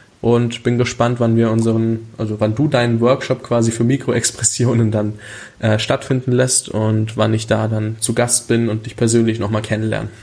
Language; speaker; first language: German; native; German